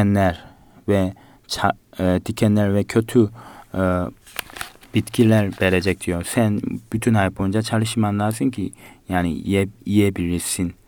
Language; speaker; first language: Turkish; non-native, fluent; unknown